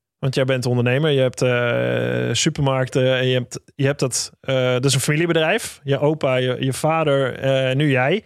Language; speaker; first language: Dutch; native; Dutch